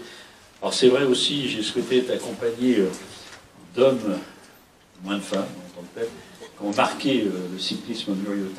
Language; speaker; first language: French; native; French